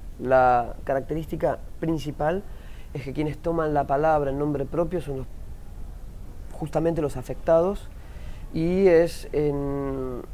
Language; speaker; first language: Spanish; native; Spanish